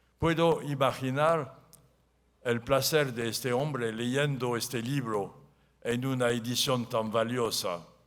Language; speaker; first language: Spanish; non-native, learner; French